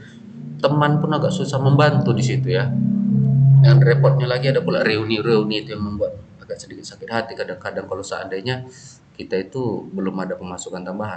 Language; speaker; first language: Indonesian; native; Indonesian